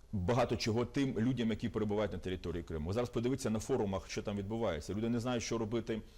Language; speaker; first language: Ukrainian; native; Ukrainian